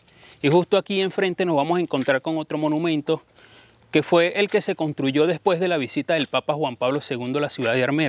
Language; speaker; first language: Spanish; native; Spanish